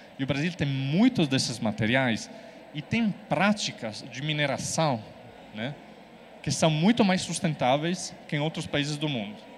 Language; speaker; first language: Portuguese; non-native, fluent; Italian